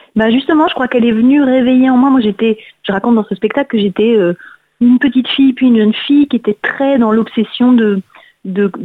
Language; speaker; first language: French; native; French